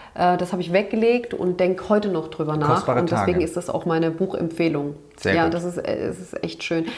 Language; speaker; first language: German; early bilingual, other home language; Turkish